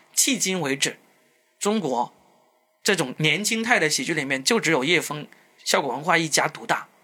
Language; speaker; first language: Chinese; non-native, local second language; Cantonese